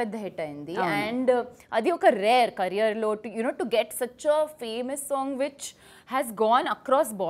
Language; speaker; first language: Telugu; non-native, fluent; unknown